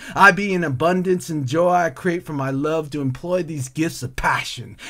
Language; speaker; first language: English; native; English